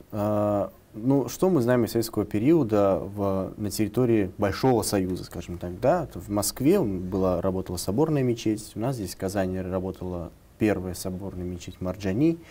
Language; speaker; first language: Russian; non-native, local second language; Tatar